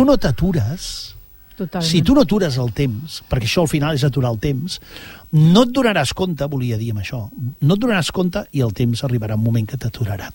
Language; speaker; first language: Catalan; native; Catalan